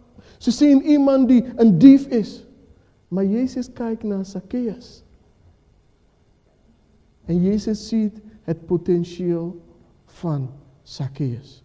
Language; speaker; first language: Dutch; non-native, fluent; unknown